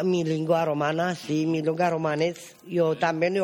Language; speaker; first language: Spanish; non-native, learner; Romany